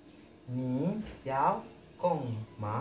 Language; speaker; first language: Chinese; non-native, learner; Malay